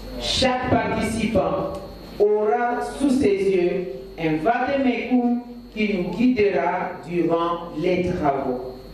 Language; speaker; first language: French; non-native, local second language; Lingala